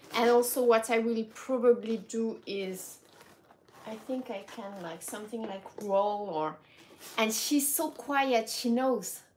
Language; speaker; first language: English; non-native, fluent; French